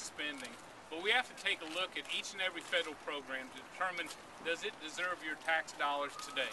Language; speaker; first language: English; native; English